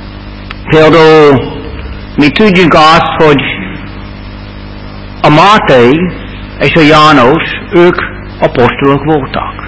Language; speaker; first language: Hungarian; non-native, fluent; English